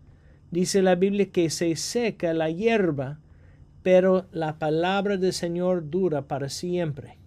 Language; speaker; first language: Spanish; non-native, fluent; English